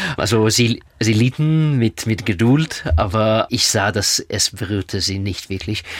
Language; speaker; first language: German; non-native, fluent; Russian